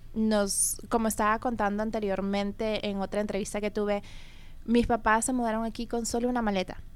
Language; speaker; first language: Spanish; native; Spanish